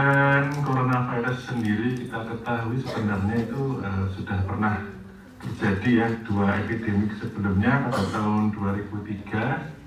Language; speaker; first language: Indonesian; native; Indonesian